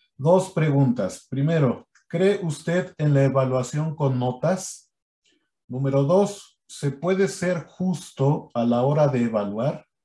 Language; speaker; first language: Spanish; native; Spanish